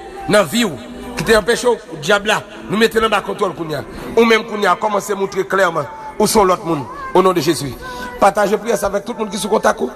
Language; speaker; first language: French; non-native, local second language; Haitian Creole